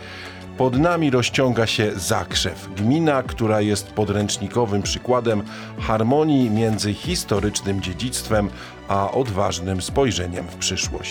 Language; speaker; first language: Polish; native; Polish